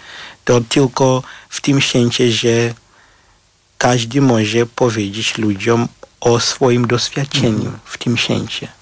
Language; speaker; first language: Polish; non-native, learner; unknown